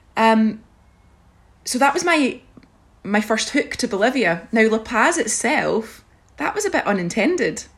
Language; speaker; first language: English; native; English